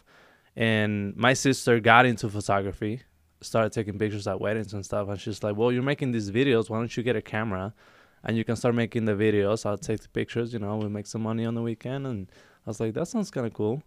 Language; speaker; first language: English; non-native, fluent; Spanish